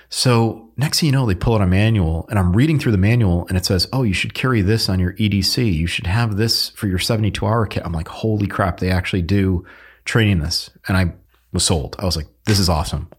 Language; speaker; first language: English; early bilingual, other home language; Filipino